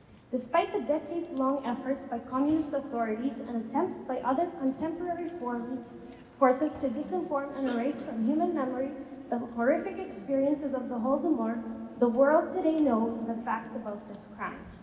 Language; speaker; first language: English; native; English